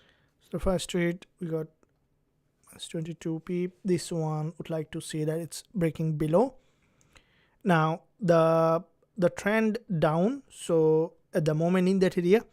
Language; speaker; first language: English; non-native, fluent; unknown